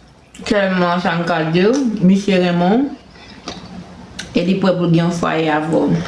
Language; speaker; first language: French; non-native, learner; Haitian Creole